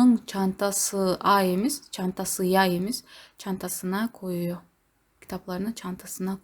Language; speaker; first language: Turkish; non-native, fluent; Kazakh